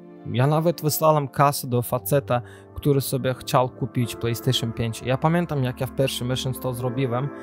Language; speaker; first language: Polish; non-native, learner; Azerbaijani